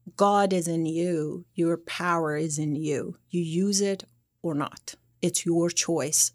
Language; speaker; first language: English; non-native, fluent; Persian